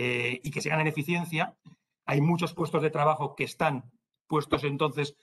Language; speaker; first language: Spanish; native; Spanish